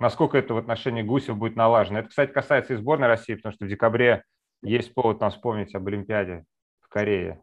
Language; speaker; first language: Russian; native; Russian